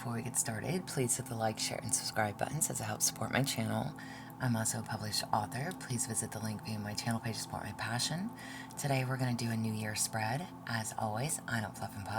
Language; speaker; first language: English; native; English